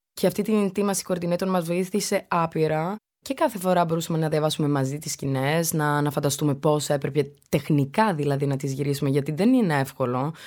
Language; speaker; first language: Greek; early bilingual, heritage; Greek